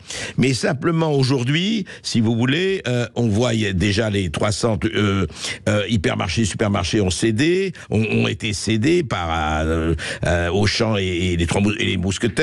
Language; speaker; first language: French; native; French